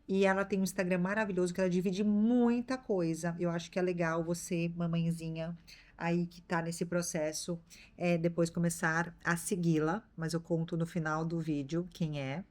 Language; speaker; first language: Portuguese; native; Portuguese